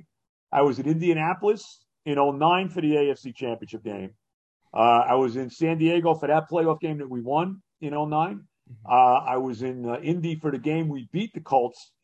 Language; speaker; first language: English; native; English